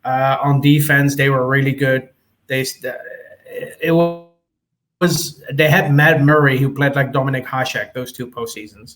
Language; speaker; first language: English; native; English